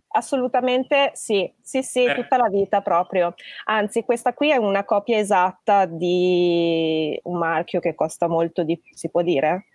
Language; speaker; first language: Italian; native; Italian